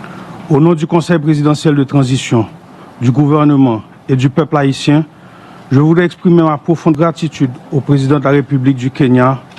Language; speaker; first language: French; non-native, local second language; Haitian Creole